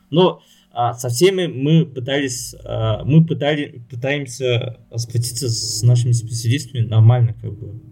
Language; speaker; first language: Russian; non-native, local second language; Yakut